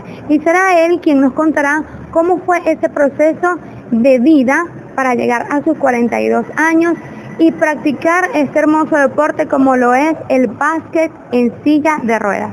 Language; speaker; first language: Spanish; native; Spanish